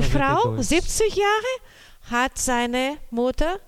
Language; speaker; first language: German; non-native, learner; Portuguese